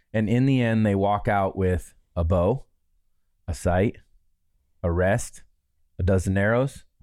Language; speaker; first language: English; native; English